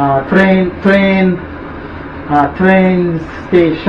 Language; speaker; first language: Japanese; non-native, learner; English